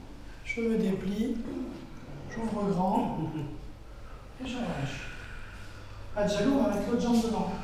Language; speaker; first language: French; native; French